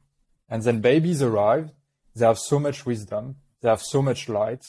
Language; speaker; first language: English; non-native, fluent; French